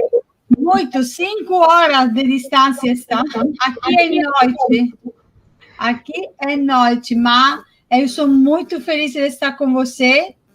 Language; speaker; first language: Portuguese; non-native, fluent; Italian